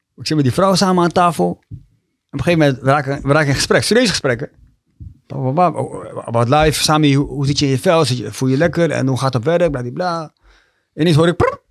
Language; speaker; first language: Dutch; early bilingual, other home language; Tigrinya